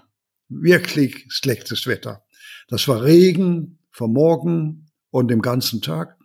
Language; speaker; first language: German; non-native, learner; Danish